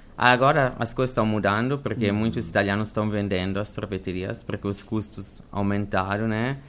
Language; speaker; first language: Portuguese; non-native, fluent; Italian